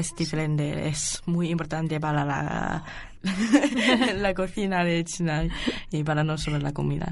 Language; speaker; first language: Spanish; non-native, learner; Chinese